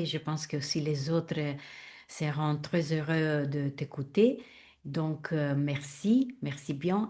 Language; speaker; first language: French; non-native, fluent; Italian